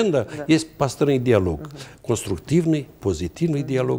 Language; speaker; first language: Russian; non-native, fluent; Romanian